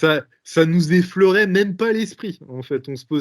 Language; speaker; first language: French; native; French